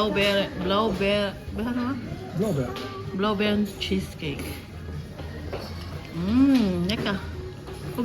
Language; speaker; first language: German; non-native, learner; Cebuano